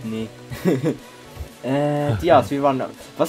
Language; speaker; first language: German; native; German